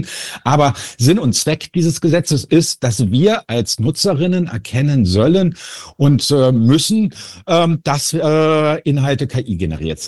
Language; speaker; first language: German; native; German